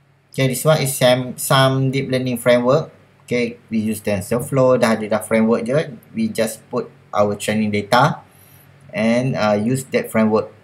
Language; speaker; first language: English; non-native, local second language; Malay